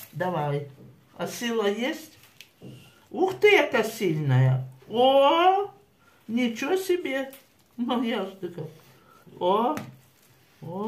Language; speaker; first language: Russian; native; Russian